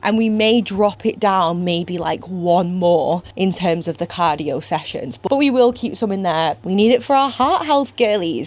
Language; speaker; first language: English; native; English